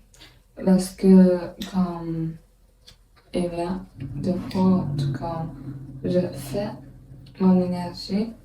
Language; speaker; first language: French; non-native, learner; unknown